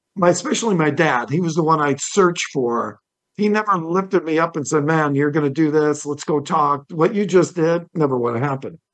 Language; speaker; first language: English; native; English